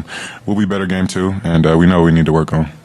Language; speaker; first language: English; native; English